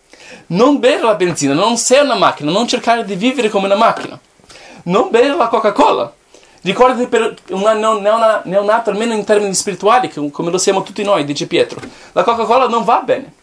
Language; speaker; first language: Italian; non-native, fluent; Portuguese